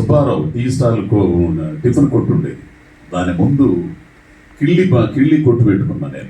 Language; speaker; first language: Telugu; native; Telugu